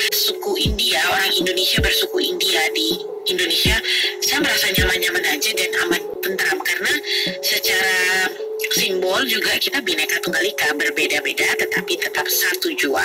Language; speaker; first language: Indonesian; native; Indonesian